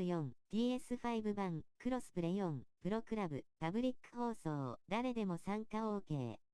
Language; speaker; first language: Japanese; native; Japanese